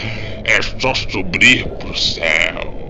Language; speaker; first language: Portuguese; native; Portuguese